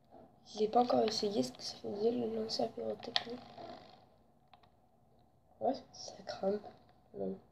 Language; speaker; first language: French; native; French